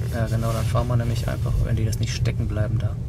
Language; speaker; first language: German; native; German